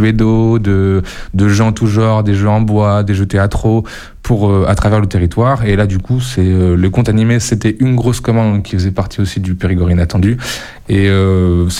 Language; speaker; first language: French; native; French